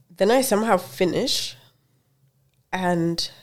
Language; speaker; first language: English; non-native, fluent; Hungarian